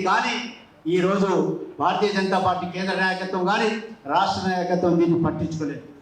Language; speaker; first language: Telugu; non-native, local second language; Lambadi